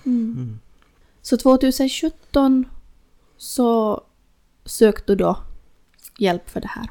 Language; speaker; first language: Swedish; native; Swedish